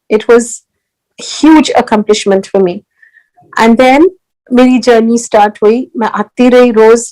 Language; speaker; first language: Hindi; early bilingual, heritage; Hindi